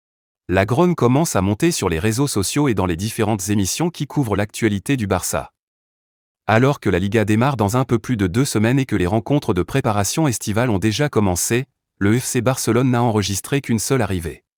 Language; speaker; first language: French; native; French